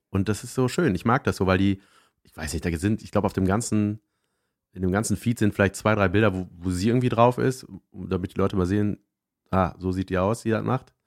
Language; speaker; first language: German; native; German